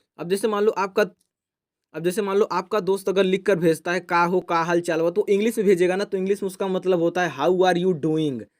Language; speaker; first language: Hindi; native; Hindi